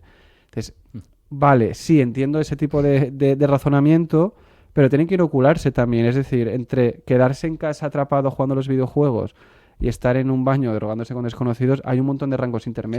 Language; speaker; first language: Spanish; non-native, local second language; Catalan